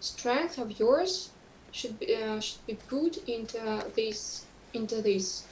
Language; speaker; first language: English; non-native, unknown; Russian